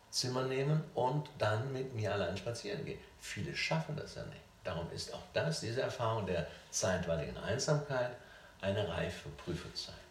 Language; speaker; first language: German; native; German